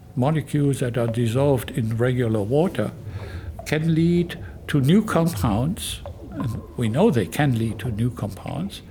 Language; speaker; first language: English; non-native, fluent; German